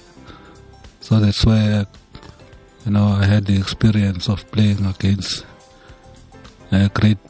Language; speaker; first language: English; non-native, local second language; Zulu